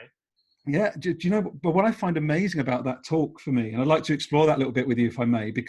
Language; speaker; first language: English; native; English